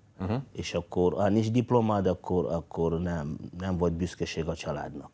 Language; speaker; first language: Hungarian; non-native, fluent; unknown